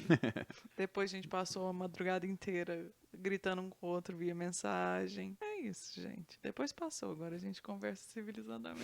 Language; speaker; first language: Portuguese; native; Portuguese